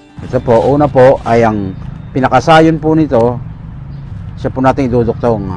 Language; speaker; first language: Filipino; native; Filipino